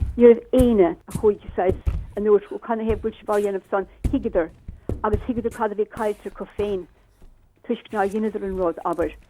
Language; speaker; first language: Irish; native; Irish